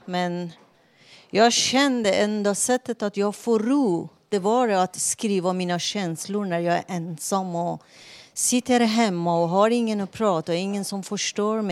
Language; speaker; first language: Swedish; non-native, fluent; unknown